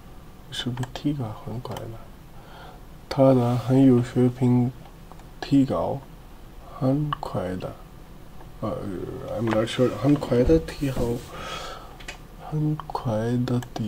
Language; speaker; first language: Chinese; non-native, learner; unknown